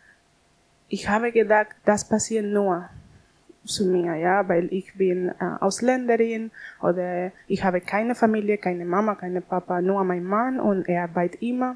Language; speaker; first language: German; non-native, learner; Spanish